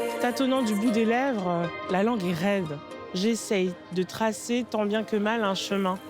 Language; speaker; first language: French; native; French